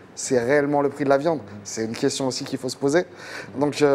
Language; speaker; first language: French; native; French